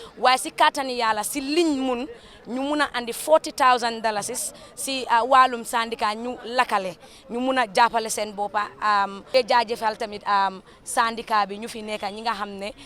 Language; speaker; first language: Wolof; non-native, local second language; Fula